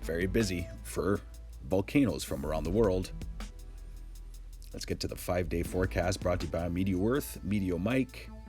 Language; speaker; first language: English; native; English